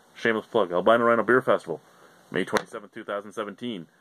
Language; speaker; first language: English; native; English